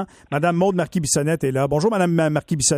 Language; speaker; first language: French; native; French